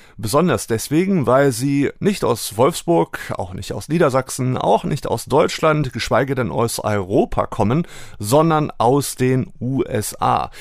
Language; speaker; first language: German; native; German